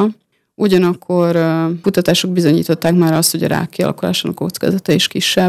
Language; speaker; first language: Hungarian; native; Hungarian